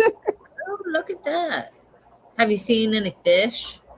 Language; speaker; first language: English; native; English